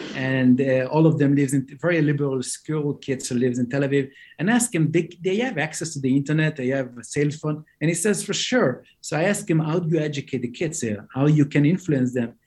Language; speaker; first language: English; non-native, fluent; Hebrew